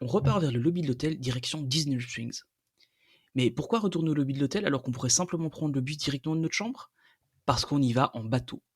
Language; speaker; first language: French; native; French